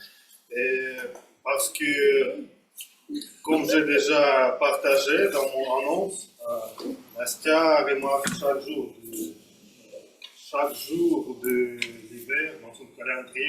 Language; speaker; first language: French; non-native, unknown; Russian